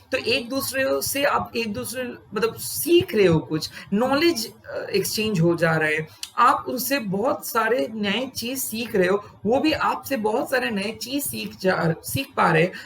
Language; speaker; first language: Hindi; non-native, local second language; Bangla